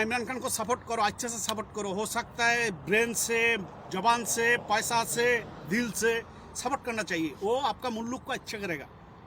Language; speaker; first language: Hindi; non-native, fluent; Bangla